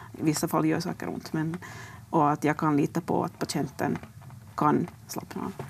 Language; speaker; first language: Swedish; native; Swedish